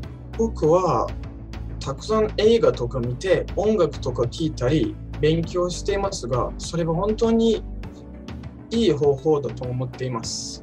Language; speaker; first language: Japanese; non-native, learner; Turkish